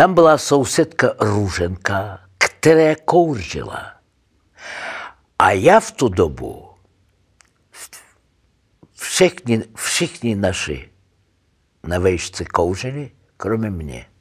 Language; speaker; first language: Czech; non-native, learner; Russian